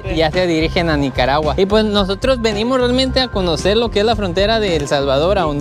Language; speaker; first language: Spanish; native; Spanish